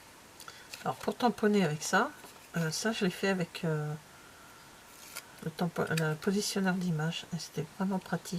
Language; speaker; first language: French; native; French